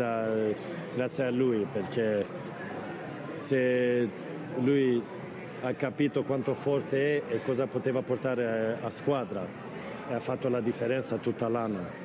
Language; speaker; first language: Italian; non-native, fluent; Swedish